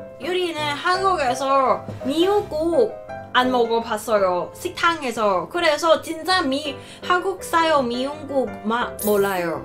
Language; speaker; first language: Korean; non-native, learner; Cantonese